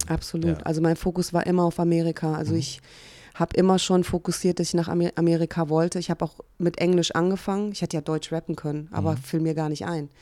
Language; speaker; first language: German; early bilingual, other home language; Hungarian